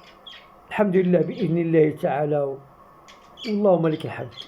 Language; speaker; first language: Arabic; native; Arabic